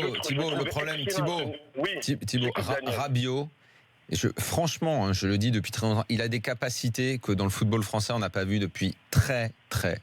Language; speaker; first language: French; native; French